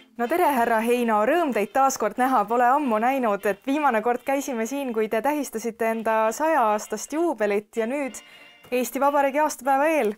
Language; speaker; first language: Estonian; native; Estonian